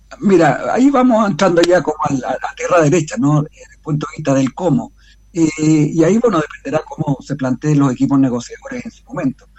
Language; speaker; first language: Spanish; native; Spanish